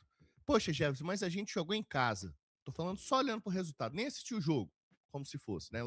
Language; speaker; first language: Portuguese; native; Portuguese